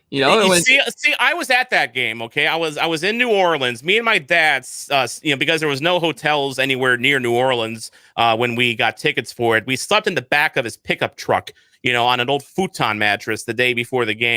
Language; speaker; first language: English; native; English